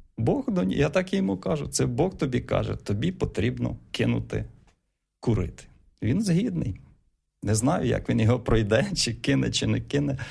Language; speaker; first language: Ukrainian; native; Ukrainian